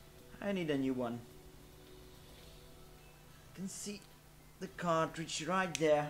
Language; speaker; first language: English; non-native, fluent; Polish